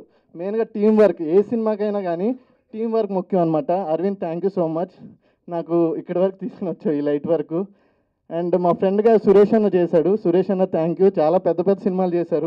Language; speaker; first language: Telugu; native; Telugu